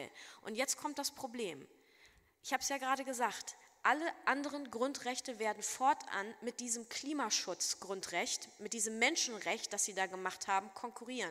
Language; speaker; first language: German; native; German